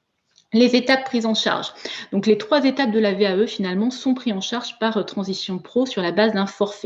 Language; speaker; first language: French; native; French